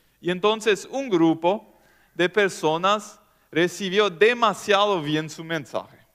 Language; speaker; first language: Spanish; non-native, local second language; German